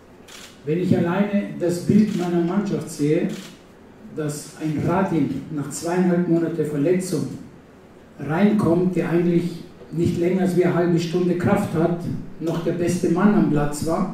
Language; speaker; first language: German; non-native, fluent; Italian